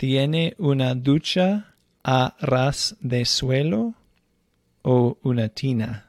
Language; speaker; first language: Spanish; non-native, fluent; English